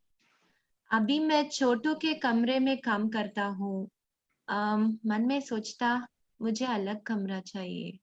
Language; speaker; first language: Hindi; non-native, local second language; Tamil